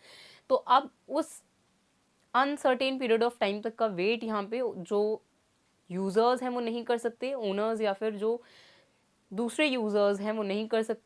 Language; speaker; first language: Hindi; native; Hindi